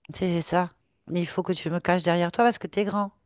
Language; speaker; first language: French; native; French